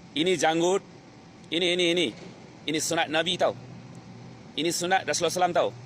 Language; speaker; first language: Malay; non-native, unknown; Bangla